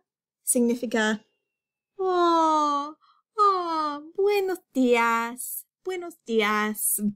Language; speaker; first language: Spanish; non-native, fluent; English